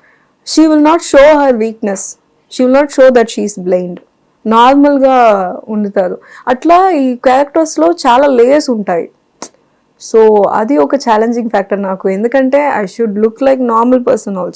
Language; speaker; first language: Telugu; non-native, learner; Tamil